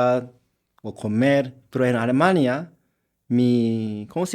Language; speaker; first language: Spanish; non-native, learner; Japanese